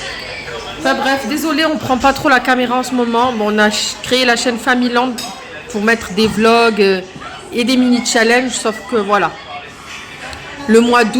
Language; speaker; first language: French; native; French